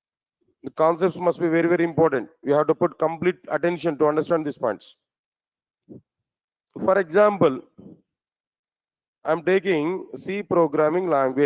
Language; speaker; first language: English; non-native, local second language; Telugu